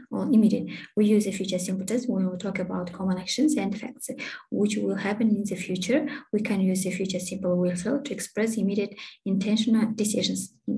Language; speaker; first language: English; non-native, fluent; Kazakh